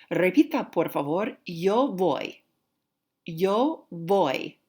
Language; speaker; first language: Spanish; non-native, fluent; English